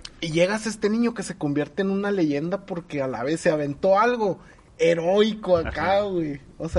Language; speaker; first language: Spanish; native; Spanish